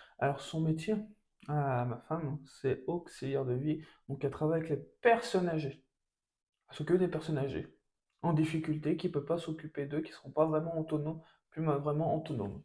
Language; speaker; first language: French; native; French